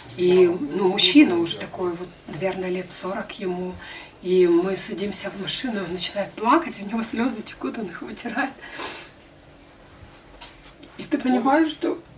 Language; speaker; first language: Russian; native; Russian